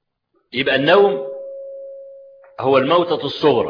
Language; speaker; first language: Arabic; native; Arabic